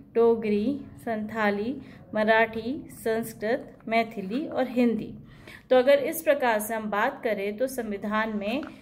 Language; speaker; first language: Hindi; native; Hindi